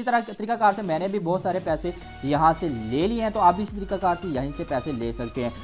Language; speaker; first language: Urdu; native; Urdu